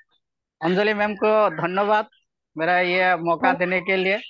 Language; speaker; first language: Hindi; non-native, local second language; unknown